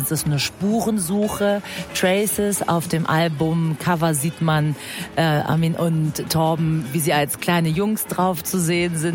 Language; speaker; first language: German; early bilingual, other home language; Persian